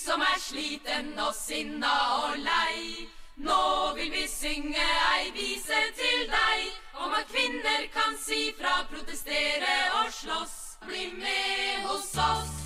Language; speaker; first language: Norwegian; non-native, fluent; Swedish